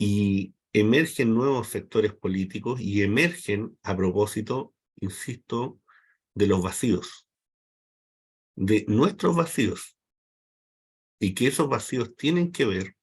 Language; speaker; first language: Spanish; native; Spanish